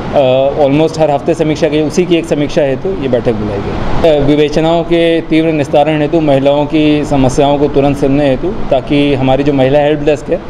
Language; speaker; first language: Hindi; native; Hindi